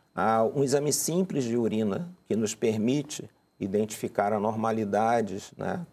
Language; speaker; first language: Portuguese; native; Portuguese